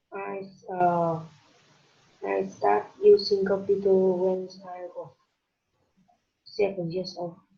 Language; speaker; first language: English; non-native, learner; Vietnamese